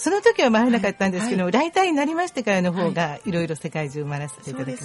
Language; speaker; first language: Japanese; native; Japanese